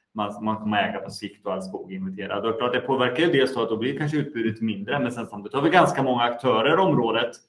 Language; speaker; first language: Swedish; native; Swedish